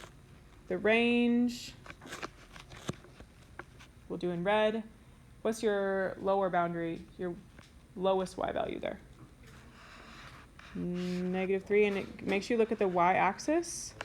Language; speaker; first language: English; native; English